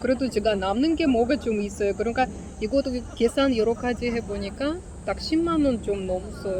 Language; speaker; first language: Korean; non-native, learner; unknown